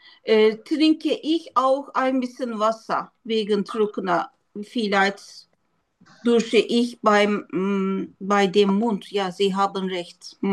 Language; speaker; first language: German; non-native, learner; Turkish